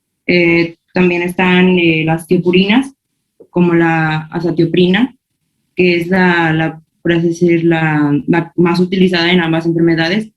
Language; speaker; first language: Spanish; native; Spanish